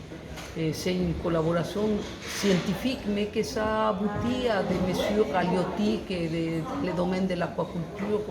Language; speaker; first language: French; non-native, fluent; Spanish